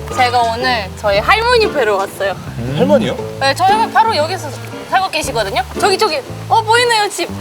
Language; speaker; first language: Korean; non-native, fluent; German